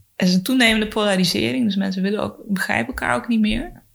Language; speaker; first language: Dutch; early bilingual, other home language; Spanish